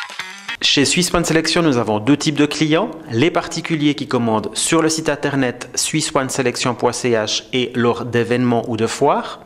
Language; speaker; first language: French; native; French